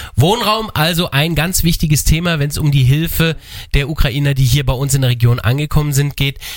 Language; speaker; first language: German; native; German